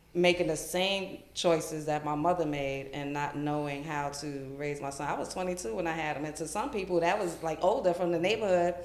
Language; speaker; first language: English; native; English